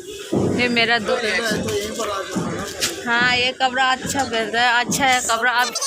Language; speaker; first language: Hindi; non-native, learner; Tibetan